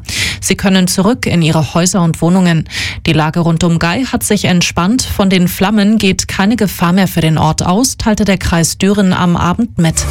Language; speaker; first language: German; native; German